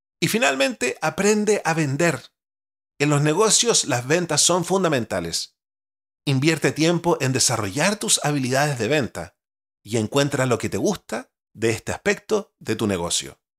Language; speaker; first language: Spanish; native; Spanish